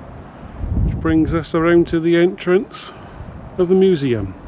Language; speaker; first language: English; native; English